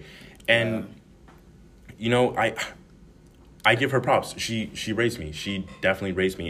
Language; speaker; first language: English; native; English